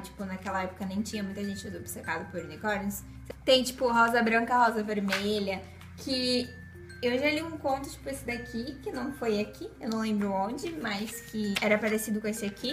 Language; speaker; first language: Portuguese; native; Portuguese